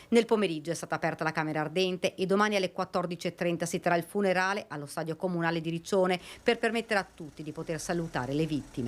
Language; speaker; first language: Italian; native; Italian